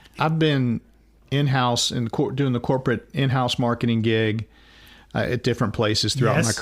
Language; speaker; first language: English; native; English